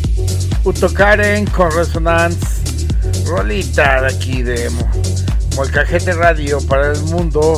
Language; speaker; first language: Spanish; native; Spanish